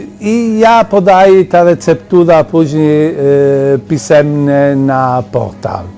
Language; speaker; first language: Polish; non-native, learner; Italian